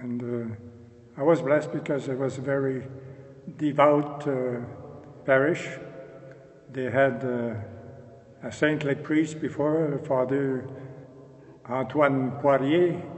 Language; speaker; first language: English; non-native, local second language; French